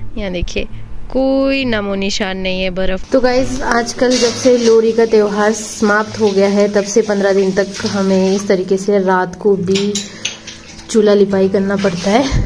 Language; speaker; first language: Hindi; non-native, local second language; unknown